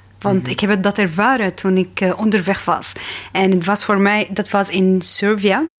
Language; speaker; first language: Dutch; non-native, fluent; Arabic